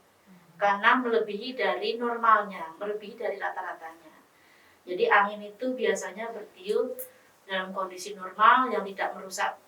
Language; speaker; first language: Indonesian; native; Indonesian